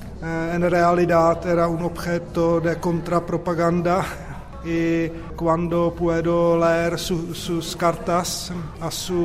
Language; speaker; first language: Spanish; non-native, fluent; Czech